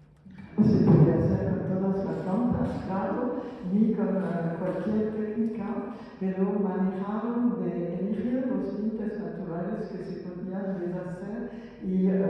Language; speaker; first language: Spanish; non-native, fluent; French